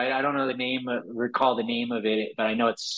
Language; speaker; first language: English; native; English